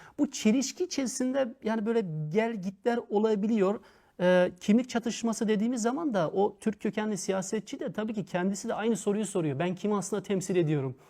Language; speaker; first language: Turkish; early bilingual, heritage; Turkish